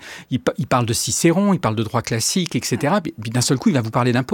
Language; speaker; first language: French; native; French